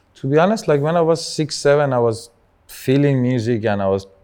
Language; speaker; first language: English; non-native, fluent; Persian